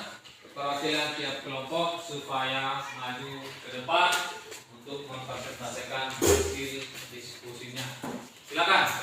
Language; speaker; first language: Indonesian; native; Indonesian